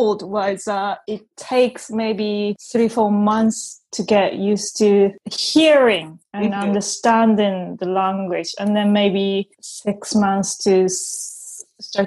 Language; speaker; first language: English; non-native, fluent; Japanese